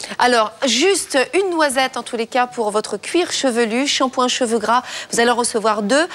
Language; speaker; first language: French; native; French